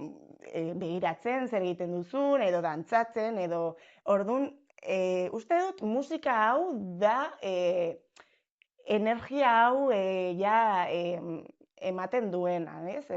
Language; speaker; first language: Basque; non-native, local second language; Spanish